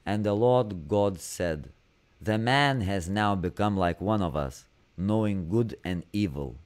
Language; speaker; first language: English; non-native, fluent; Lithuanian